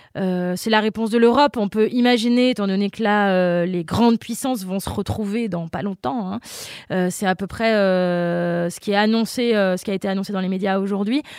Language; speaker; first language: French; native; French